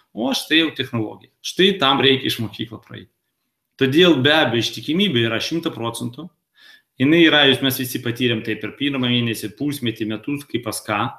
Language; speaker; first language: Lithuanian; non-native, local second language; Russian